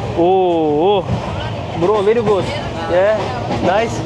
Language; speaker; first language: English; non-native, learner; Turkish